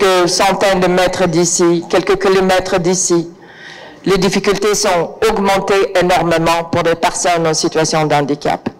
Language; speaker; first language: French; non-native, fluent; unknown